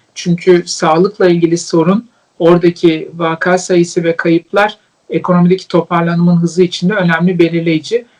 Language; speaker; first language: Turkish; native; Turkish